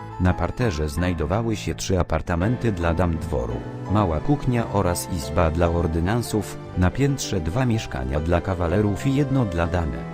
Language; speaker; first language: Polish; native; Polish